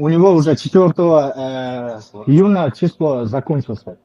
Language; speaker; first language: Russian; non-native, learner; Kyrgyz